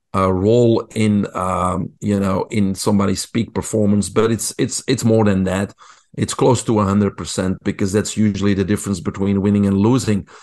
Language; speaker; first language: English; non-native, fluent; Dutch